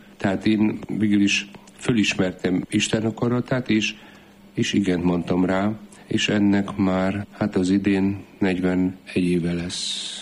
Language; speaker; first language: Hungarian; non-native, fluent; Polish